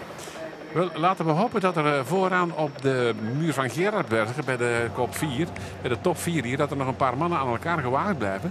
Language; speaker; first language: Dutch; native; Dutch